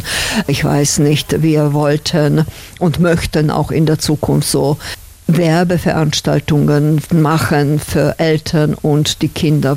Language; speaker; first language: German; non-native, fluent; Slovak